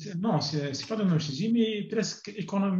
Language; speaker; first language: French; non-native, learner; Arabic